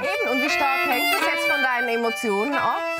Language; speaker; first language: German; native; German